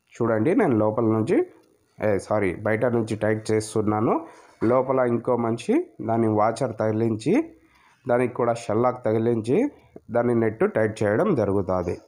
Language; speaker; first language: Telugu; native; Telugu